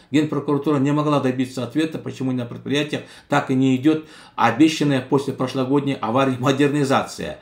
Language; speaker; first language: Russian; non-native, local second language; Kazakh